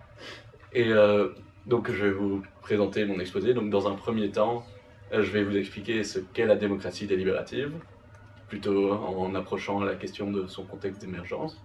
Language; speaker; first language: French; native; French